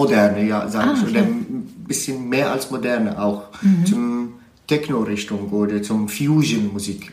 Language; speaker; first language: German; non-native, learner; Arabic